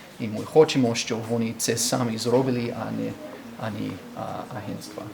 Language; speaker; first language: Ukrainian; non-native, learner; English